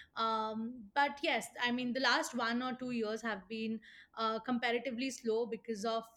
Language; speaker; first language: English; non-native, local second language; Hindi